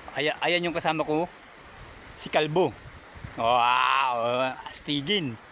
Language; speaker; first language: Filipino; native; Filipino